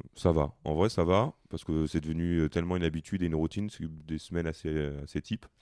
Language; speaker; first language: French; native; French